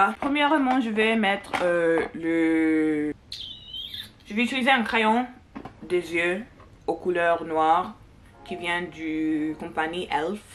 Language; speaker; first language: French; non-native, learner; English